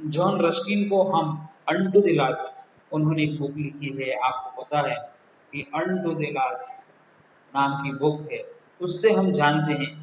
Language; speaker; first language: Hindi; non-native, local second language; Gujarati